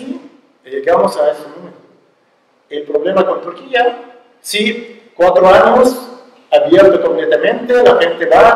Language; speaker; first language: Spanish; non-native, learner; Arabic